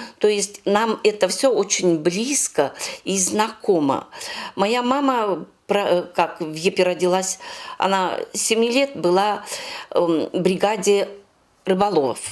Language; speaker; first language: Russian; non-native, local second language; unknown